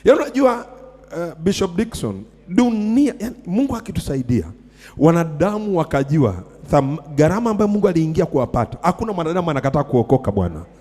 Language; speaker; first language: Swahili; native; Swahili